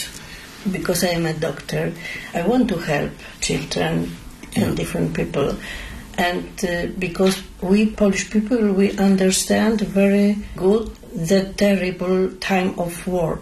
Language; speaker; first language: English; non-native, learner; Polish